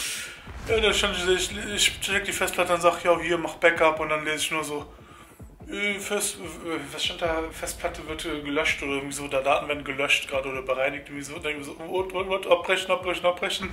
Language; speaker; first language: German; native; German